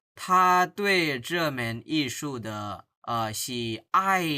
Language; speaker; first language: Chinese; non-native, fluent; Bangla